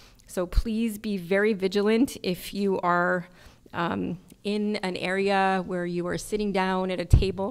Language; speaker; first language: English; native; English